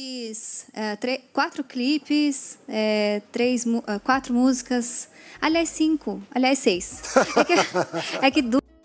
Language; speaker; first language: Portuguese; native; Portuguese